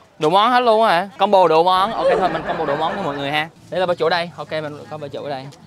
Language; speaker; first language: Vietnamese; non-native, fluent; English